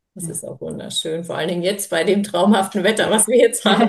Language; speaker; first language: German; native; German